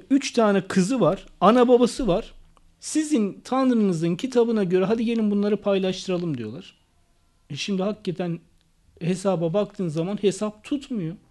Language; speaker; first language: Turkish; native; Turkish